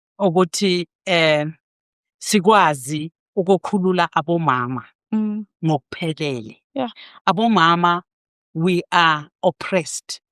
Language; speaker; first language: Zulu; native; Zulu